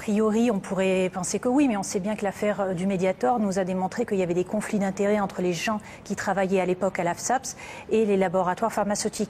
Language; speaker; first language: French; native; French